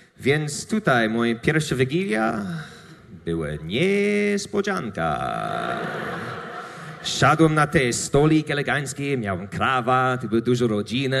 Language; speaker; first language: Polish; non-native, learner; English